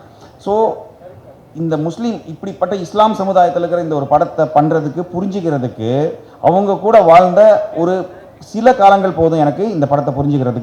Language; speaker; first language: Tamil; native; Tamil